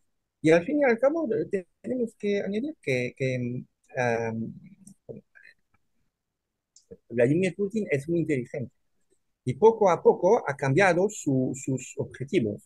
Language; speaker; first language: Spanish; non-native, fluent; French